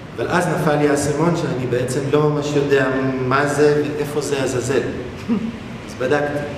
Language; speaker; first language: Hebrew; native; Hebrew